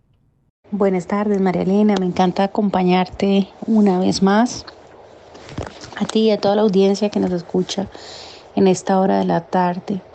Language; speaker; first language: Spanish; native; Spanish